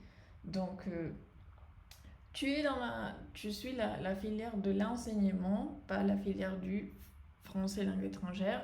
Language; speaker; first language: French; non-native, fluent; Spanish